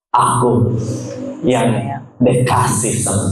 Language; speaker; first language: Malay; non-native, learner; English